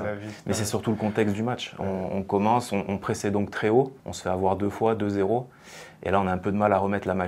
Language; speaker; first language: French; native; French